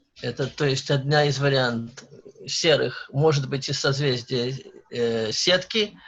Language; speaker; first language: Russian; native; Russian